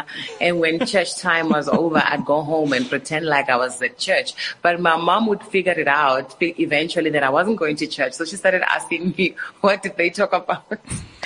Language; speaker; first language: English; non-native, local second language; Northern Sotho